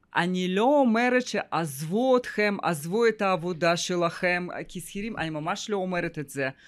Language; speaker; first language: Hebrew; non-native, fluent; Russian